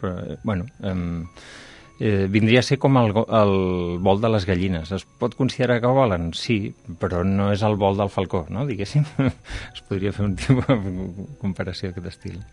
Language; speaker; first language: Catalan; native; Catalan